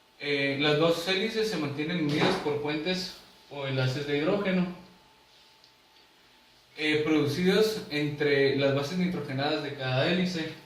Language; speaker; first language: Spanish; native; Spanish